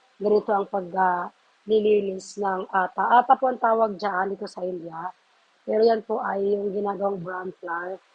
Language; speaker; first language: Filipino; non-native, local second language; Waray